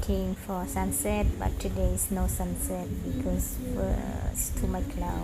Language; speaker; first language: English; non-native, learner; Khmer